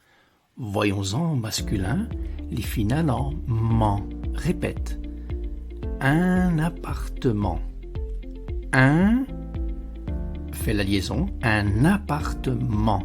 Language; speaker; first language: French; non-native, fluent; Italian